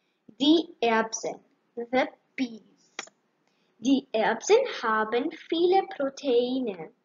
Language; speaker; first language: German; non-native, learner; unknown